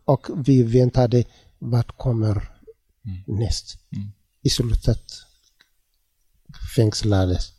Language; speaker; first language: Swedish; non-native, learner; Tigrinya